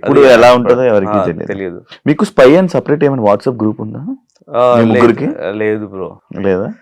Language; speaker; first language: Telugu; native; Telugu